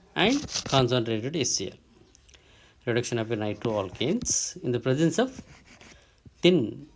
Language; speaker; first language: English; non-native, local second language; Telugu